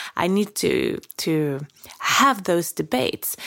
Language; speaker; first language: English; non-native, fluent; Swedish